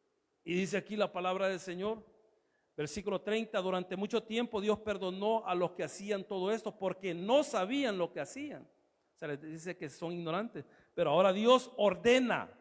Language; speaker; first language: Spanish; native; Spanish